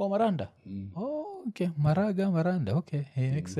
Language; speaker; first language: English; non-native, local second language; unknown